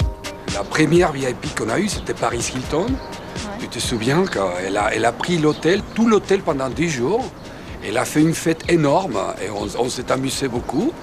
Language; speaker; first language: French; non-native, fluent; Spanish